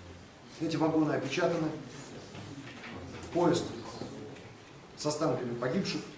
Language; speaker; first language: Russian; native; Russian